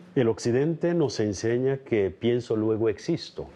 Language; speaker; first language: Spanish; non-native, fluent; Kikuyu